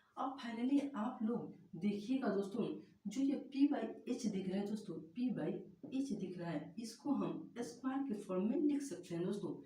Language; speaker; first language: Hindi; native; Hindi